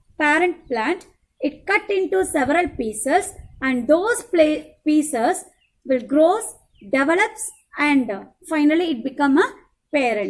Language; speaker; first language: English; non-native, local second language; Tamil